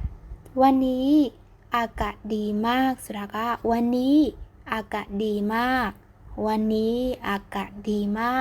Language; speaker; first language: Thai; non-native, fluent; Burmese